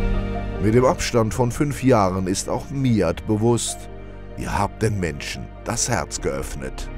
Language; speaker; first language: German; native; German